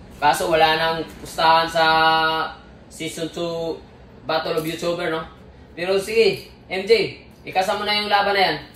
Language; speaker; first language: Filipino; non-native, local second language; Cebuano